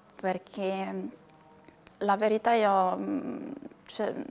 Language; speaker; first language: Italian; non-native, fluent; Arabic